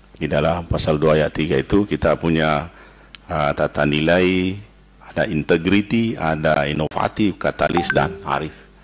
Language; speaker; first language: Indonesian; native; Indonesian